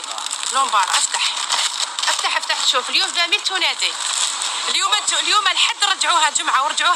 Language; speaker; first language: Arabic; native; Arabic